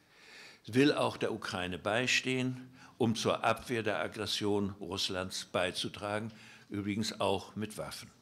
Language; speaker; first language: German; native; German